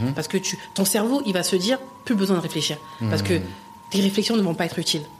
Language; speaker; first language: French; native; French